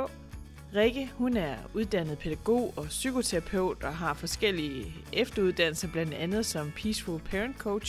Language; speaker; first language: Danish; native; Danish